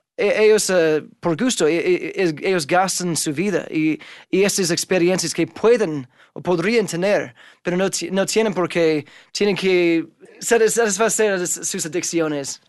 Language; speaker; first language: Spanish; non-native, fluent; English